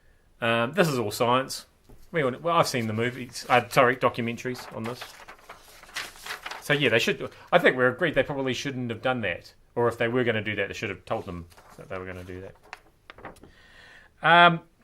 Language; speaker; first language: English; native; English